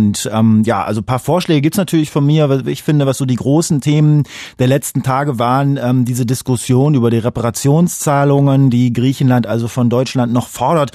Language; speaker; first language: German; native; German